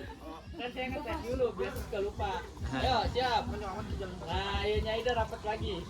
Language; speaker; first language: Indonesian; native; Indonesian